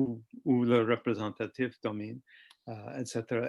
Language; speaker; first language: French; non-native, fluent; English